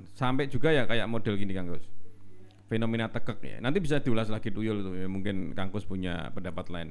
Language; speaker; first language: Indonesian; native; Indonesian